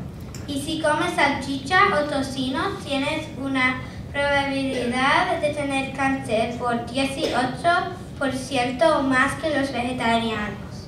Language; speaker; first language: Spanish; non-native, learner; English